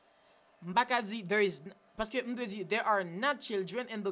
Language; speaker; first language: English; non-native, fluent; Haitian Creole